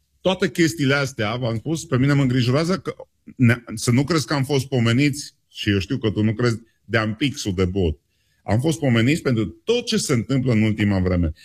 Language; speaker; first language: Romanian; native; Romanian